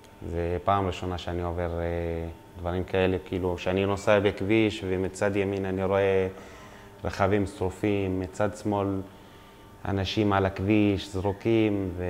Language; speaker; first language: Hebrew; non-native, local second language; Arabic